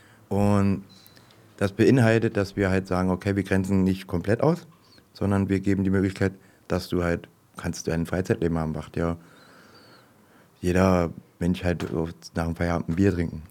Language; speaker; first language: German; native; German